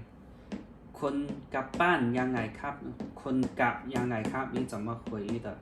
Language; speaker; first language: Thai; non-native, learner; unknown